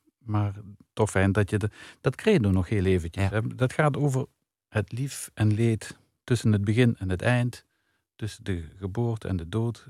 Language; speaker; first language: Dutch; native; Dutch